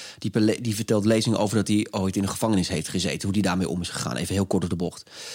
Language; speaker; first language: Dutch; native; Dutch